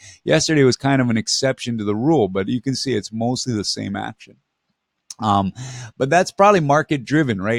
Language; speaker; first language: English; native; English